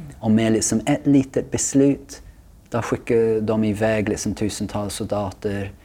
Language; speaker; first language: Swedish; non-native, fluent; English